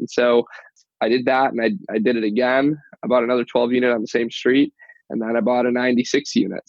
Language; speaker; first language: English; native; English